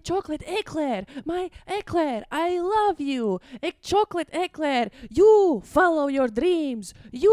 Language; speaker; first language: English; non-native, fluent; Latvian